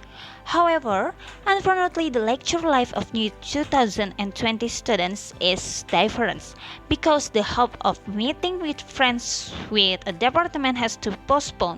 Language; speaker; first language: English; non-native, learner; Indonesian